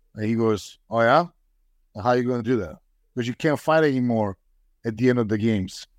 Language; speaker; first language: English; non-native, fluent; Polish